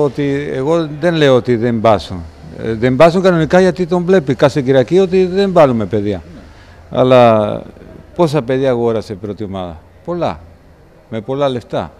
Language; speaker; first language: Greek; non-native, learner; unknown